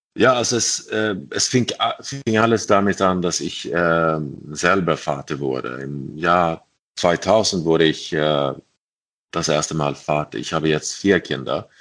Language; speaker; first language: German; non-native, fluent; Swedish